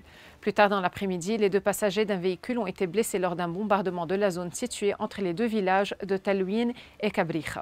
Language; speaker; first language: French; non-native, local second language; Arabic